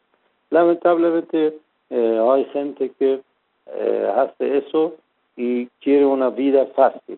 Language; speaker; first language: Spanish; non-native, fluent; Persian